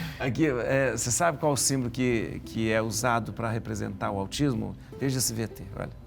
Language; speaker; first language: Portuguese; native; Portuguese